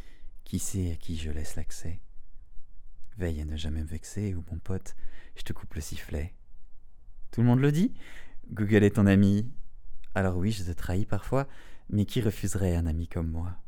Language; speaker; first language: French; native; French